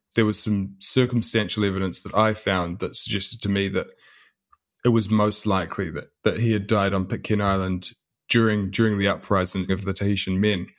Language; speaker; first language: English; native; English